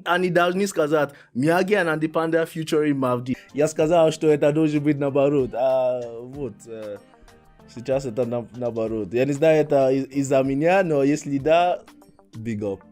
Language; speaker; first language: Russian; non-native, fluent; English